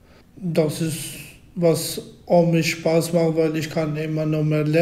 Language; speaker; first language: German; non-native, learner; Albanian